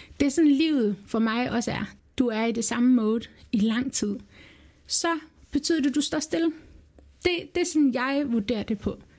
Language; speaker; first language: Danish; early bilingual, other home language; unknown